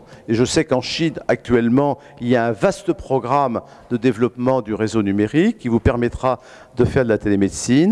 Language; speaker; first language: French; native; French